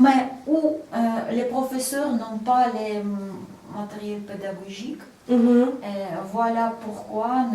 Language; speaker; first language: French; non-native, fluent; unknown